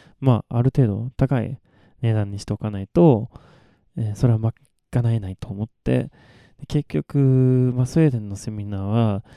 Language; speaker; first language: Japanese; non-native, fluent; Swedish